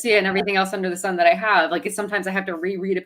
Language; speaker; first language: English; native; English